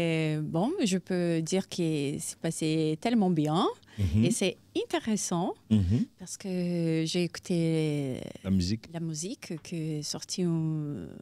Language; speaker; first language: French; non-native, fluent; Portuguese